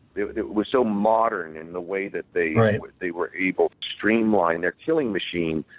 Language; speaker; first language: English; native; English